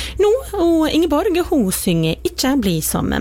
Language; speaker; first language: Norwegian; native; Norwegian